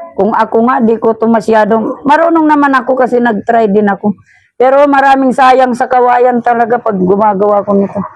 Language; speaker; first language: Filipino; non-native, local second language; Bikol